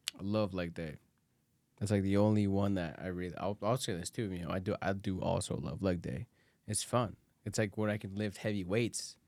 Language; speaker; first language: English; early bilingual, other home language; Spanish